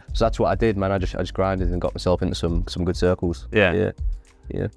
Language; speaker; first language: English; native; English